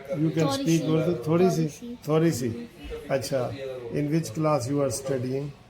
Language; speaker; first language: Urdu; non-native, local second language; Punjabi